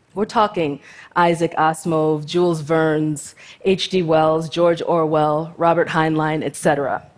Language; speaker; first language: English; native; English